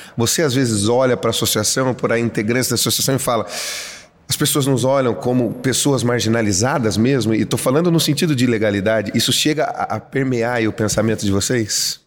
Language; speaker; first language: Portuguese; native; Portuguese